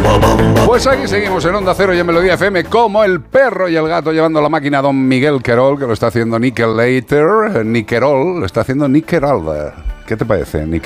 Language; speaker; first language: Spanish; native; Spanish